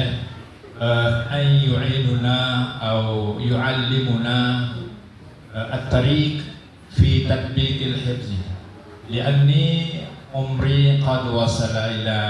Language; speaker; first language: Arabic; non-native, learner; Indonesian